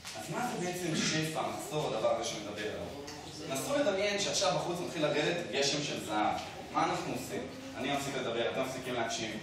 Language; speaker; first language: Hebrew; native; Hebrew